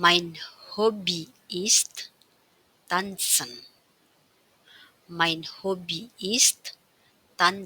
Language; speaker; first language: German; non-native, fluent; Indonesian